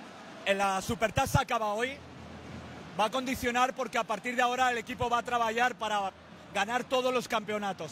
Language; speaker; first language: Spanish; native; Spanish